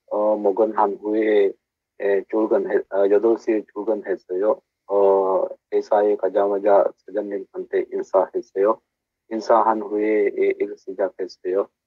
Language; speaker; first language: Korean; non-native, learner; Sinhala